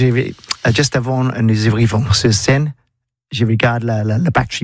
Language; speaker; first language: French; non-native, learner; English